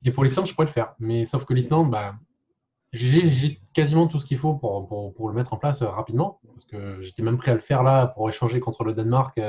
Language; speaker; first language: French; native; French